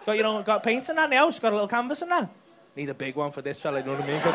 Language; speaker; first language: English; native; English